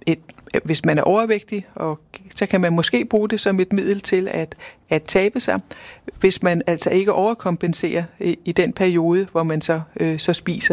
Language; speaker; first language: Danish; native; Danish